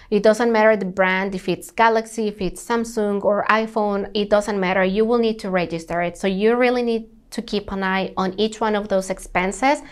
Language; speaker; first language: English; non-native, fluent; Spanish